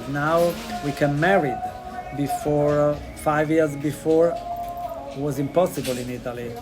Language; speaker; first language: English; non-native, learner; Italian